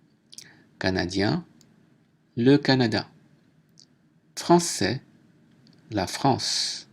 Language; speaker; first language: French; native; French